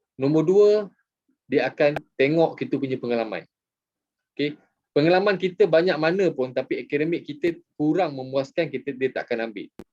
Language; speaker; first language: Malay; native; Malay